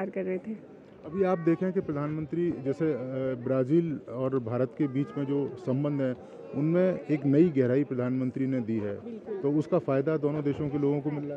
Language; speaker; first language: Hindi; native; Hindi